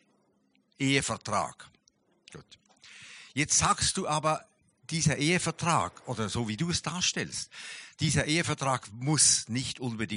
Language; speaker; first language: German; native; German